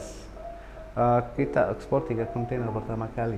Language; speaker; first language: Indonesian; non-native, learner; Arabic